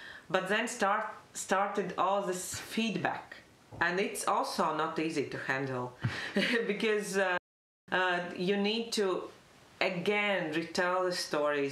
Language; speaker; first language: English; non-native, fluent; Latvian